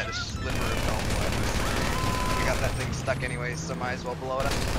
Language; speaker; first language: English; native; English